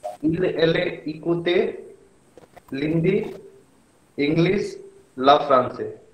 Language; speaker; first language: French; non-native, learner; Hindi